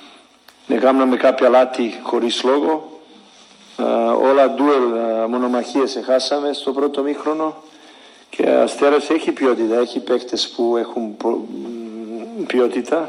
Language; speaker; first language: Greek; non-native, fluent; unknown